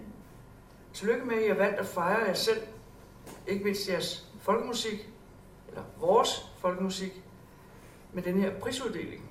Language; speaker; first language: Danish; native; Danish